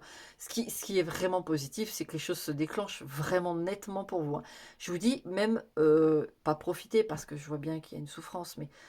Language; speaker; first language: French; native; French